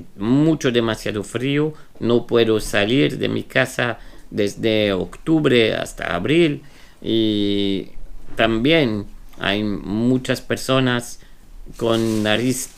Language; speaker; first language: Spanish; non-native, fluent; French